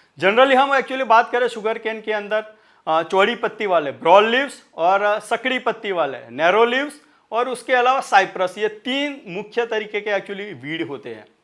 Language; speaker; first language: Hindi; non-native, local second language; Marathi